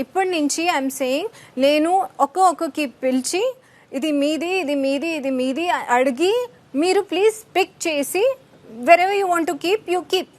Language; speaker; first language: Telugu; non-native, learner; Hindi